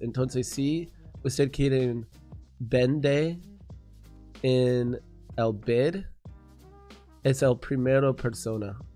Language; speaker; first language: Spanish; non-native, learner; English